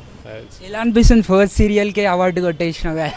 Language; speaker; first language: Telugu; native; Telugu